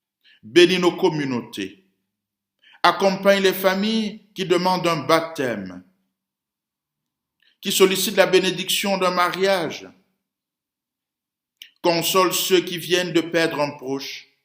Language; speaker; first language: French; native; French